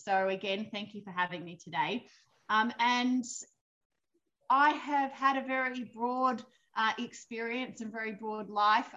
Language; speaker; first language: English; native; English